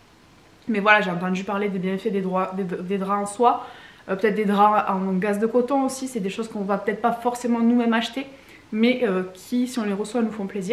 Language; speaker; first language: French; native; French